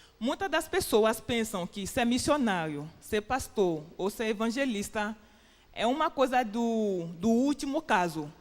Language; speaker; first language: Portuguese; non-native, fluent; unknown